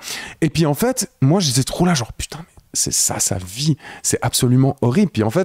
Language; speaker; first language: French; native; French